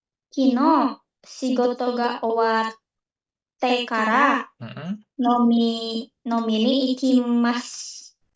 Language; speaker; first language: Japanese; non-native, learner; Indonesian